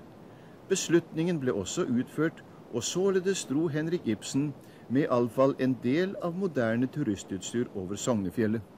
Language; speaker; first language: Norwegian; native; Norwegian